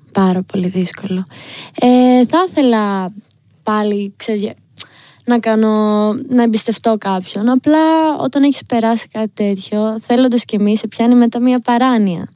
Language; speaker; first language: Greek; early bilingual, heritage; Greek